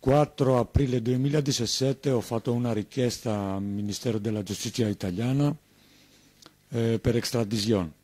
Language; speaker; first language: Italian; non-native, learner; Greek